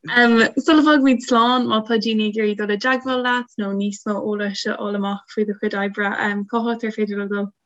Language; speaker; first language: Irish; native; Irish